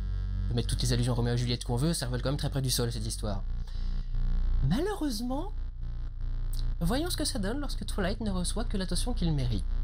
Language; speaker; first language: French; native; French